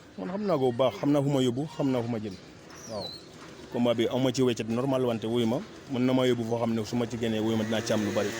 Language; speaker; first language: Wolof; native; Wolof